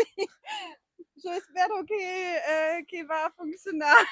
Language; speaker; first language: Spanish; non-native, learner; German